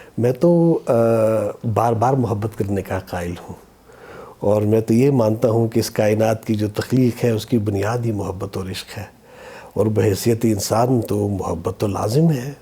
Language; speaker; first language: Urdu; non-native, local second language; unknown